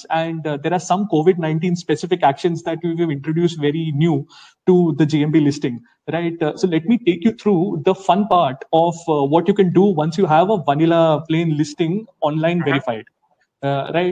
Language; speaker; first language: English; non-native, local second language; Hindi